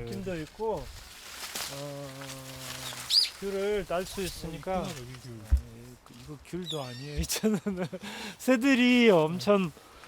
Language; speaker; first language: Korean; non-native, fluent; Russian